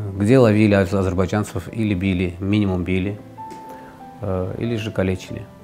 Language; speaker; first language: Russian; non-native, local second language; Azerbaijani